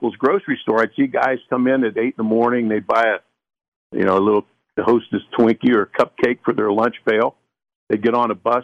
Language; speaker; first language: English; early bilingual, other home language; Spanish